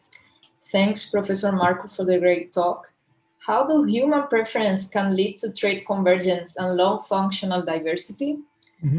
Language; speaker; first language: English; non-native, fluent; Portuguese